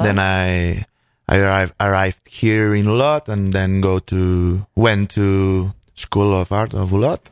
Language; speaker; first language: English; non-native, fluent; Catalan